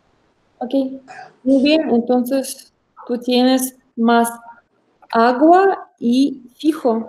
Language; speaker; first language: Spanish; non-native, fluent; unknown